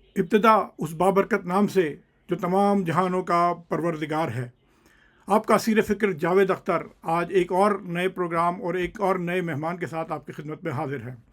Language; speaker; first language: Urdu; native; Urdu